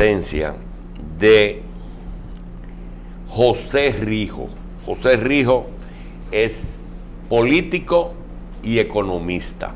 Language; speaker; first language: Spanish; native; Spanish